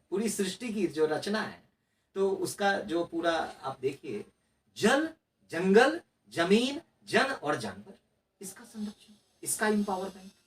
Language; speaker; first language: Hindi; non-native, local second language; Maithili